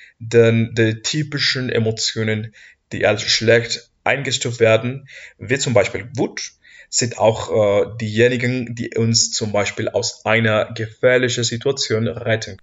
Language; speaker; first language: German; non-native, fluent; Spanish